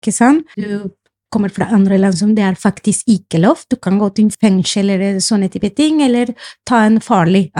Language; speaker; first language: Norwegian; non-native, fluent; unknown